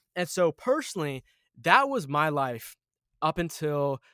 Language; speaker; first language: English; early bilingual, other home language; Arabic